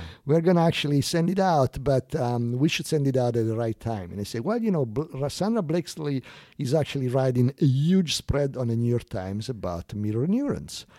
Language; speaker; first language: English; non-native, fluent; Italian